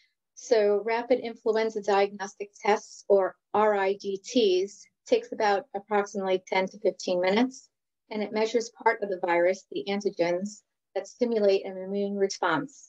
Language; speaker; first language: English; native; English